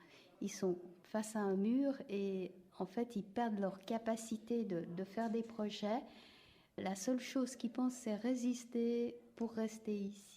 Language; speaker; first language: French; native; French